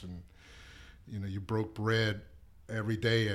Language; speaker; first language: English; native; English